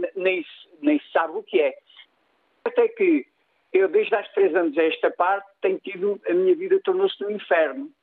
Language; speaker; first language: Portuguese; native; Portuguese